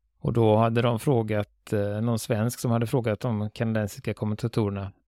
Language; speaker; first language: Swedish; native; Swedish